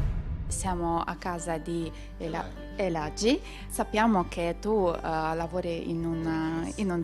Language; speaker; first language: Italian; native; Italian